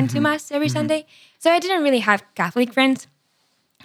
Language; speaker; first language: English; non-native, fluent; Spanish